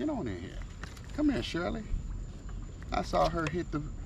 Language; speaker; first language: English; native; English